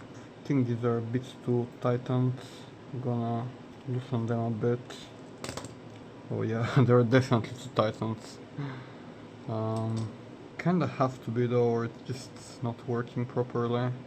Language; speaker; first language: English; non-native, fluent; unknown